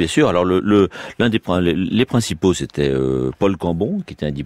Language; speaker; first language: French; native; French